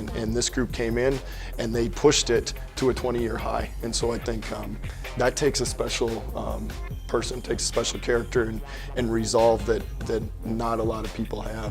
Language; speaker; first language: English; native; English